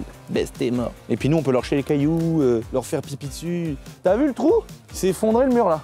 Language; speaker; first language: French; native; French